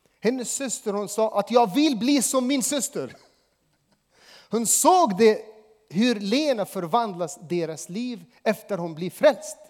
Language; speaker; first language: Swedish; non-native, fluent; Arabic